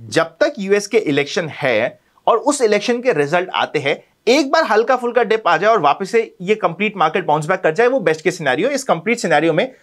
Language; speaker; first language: Hindi; native; Hindi